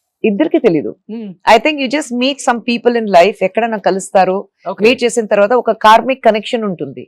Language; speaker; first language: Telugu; non-native, fluent; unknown